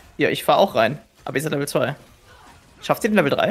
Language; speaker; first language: German; native; German